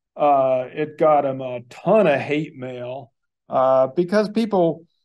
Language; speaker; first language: English; native; English